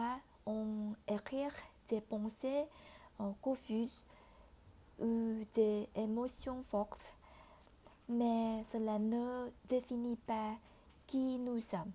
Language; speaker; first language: French; non-native, fluent; Vietnamese